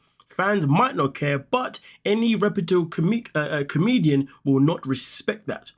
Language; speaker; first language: English; native; English